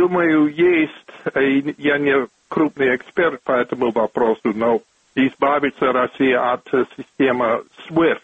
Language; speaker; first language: Russian; non-native, fluent; English